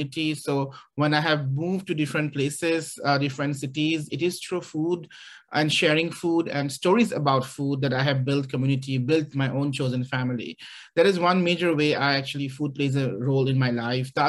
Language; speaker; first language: English; non-native, local second language; Assamese